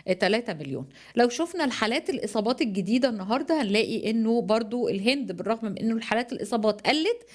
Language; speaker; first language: Arabic; native; Arabic